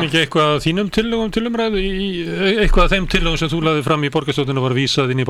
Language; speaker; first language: Icelandic; native; Icelandic